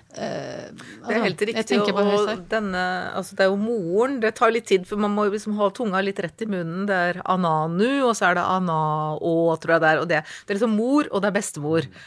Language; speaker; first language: Norwegian; native; Norwegian